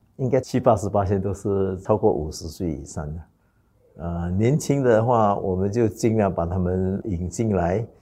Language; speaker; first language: Chinese; non-native, local second language; Wu Chinese